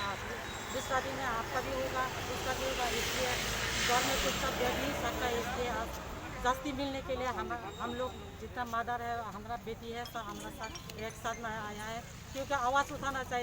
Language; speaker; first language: Hindi; non-native, local second language; Kok Borok